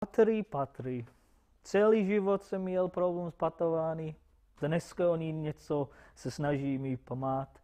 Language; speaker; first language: Czech; non-native, fluent; English